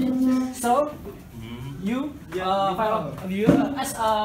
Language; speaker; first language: English; non-native, learner; Indonesian